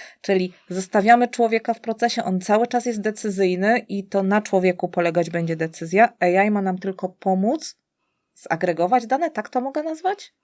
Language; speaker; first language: Polish; native; Polish